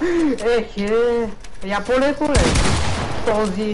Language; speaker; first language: Bulgarian; native; Bulgarian